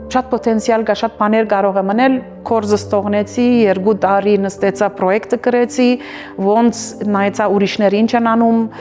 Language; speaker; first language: Armenian; early bilingual, heritage; Armenian